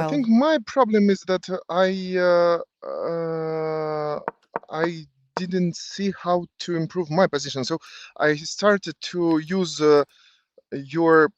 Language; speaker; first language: English; non-native, fluent; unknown